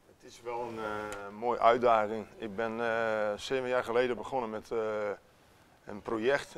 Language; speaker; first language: Dutch; non-native, fluent; Italian